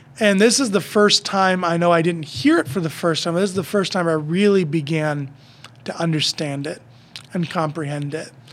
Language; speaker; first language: English; native; English